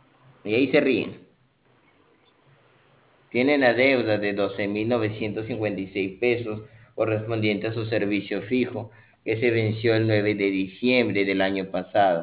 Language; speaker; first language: Spanish; native; Spanish